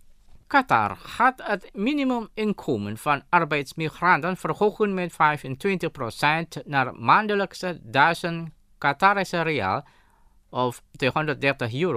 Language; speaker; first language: Dutch; non-native, fluent; Indonesian